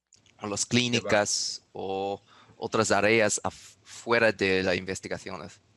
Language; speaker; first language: Spanish; non-native, learner; English